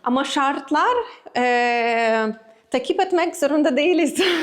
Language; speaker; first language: Turkish; non-native, learner; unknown